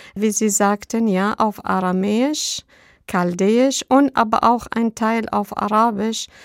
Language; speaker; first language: German; non-native, fluent; Arabic